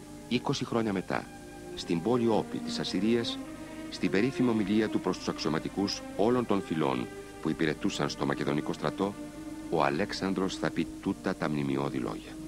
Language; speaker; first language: Greek; native; Greek